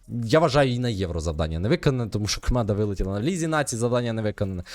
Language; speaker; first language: Ukrainian; native; Ukrainian